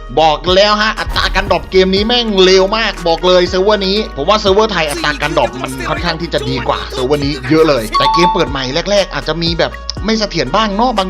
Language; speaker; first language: Thai; native; Thai